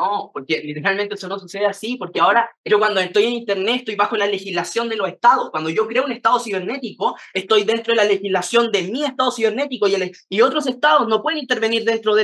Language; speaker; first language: Spanish; native; Spanish